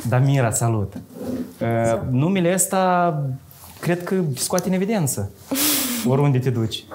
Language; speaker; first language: Romanian; native; Romanian